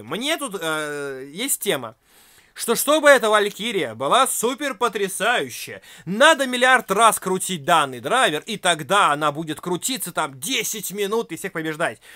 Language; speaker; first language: Russian; native; Russian